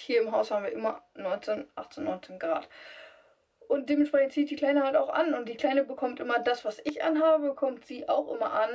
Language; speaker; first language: German; native; German